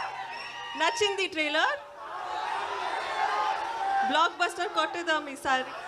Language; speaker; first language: Telugu; non-native, learner; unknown